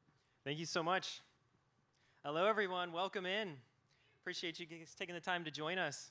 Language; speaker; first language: English; native; English